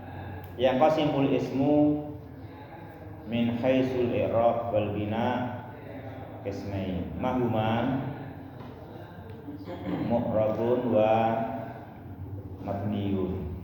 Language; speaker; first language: Arabic; non-native, fluent; Indonesian